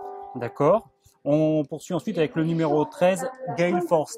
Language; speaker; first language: French; native; French